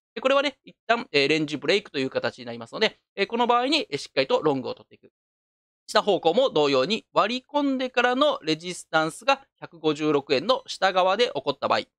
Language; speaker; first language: Japanese; native; Japanese